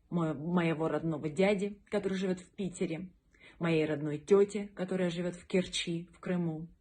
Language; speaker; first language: Russian; native; Russian